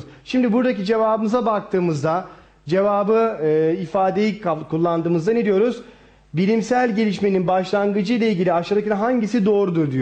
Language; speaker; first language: Turkish; native; Turkish